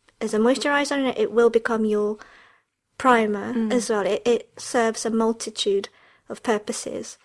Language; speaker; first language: English; early bilingual, other home language; Japanese